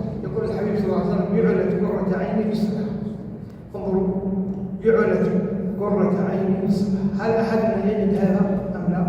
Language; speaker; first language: Arabic; native; Arabic